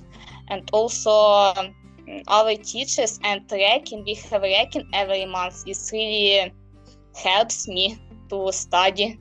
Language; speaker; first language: English; non-native, learner; Ukrainian